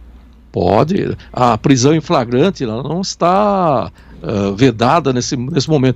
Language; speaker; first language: Portuguese; native; Portuguese